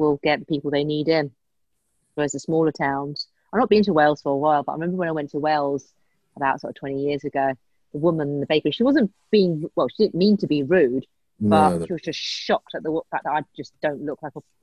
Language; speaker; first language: English; native; English